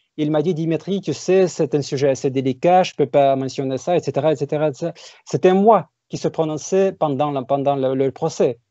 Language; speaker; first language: French; non-native, fluent; Russian